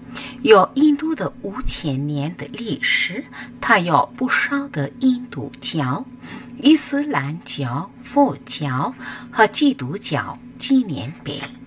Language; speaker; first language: Chinese; non-native, learner; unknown